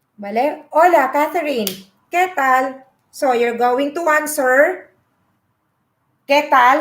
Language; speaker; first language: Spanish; non-native, learner; Filipino